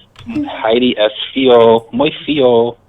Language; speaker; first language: Spanish; non-native, learner; English